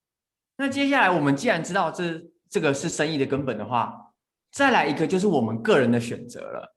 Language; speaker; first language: Chinese; native; Chinese